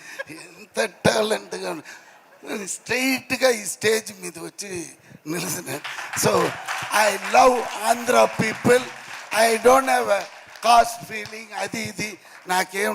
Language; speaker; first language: Telugu; non-native, learner; Tamil